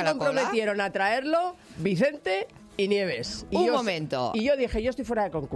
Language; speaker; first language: Spanish; native; Spanish